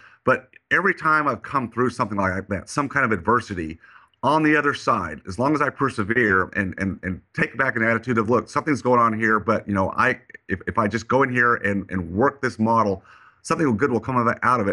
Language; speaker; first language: English; native; English